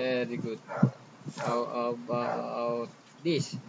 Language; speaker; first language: English; non-native, local second language; Filipino